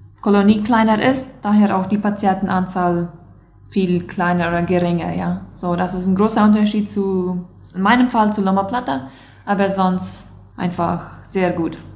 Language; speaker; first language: German; non-native, local second language; Plautdietsch